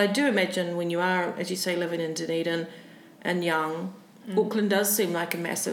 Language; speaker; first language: English; native; English